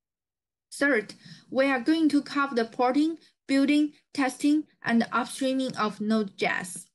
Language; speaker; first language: English; non-native, fluent; Chinese